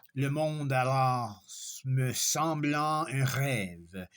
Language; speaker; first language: French; non-native, learner; English